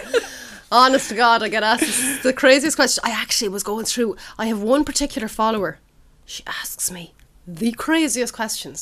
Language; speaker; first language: English; native; English